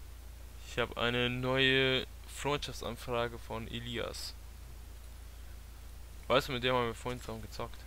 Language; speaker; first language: German; native; German